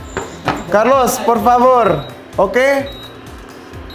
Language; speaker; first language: Spanish; non-native, learner; Indonesian